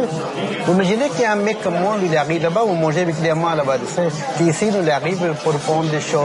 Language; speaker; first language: French; native; French